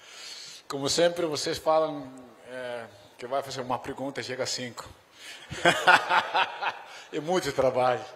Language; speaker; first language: Portuguese; non-native, fluent; Dutch